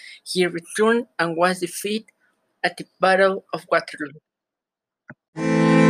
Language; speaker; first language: English; non-native, learner; Spanish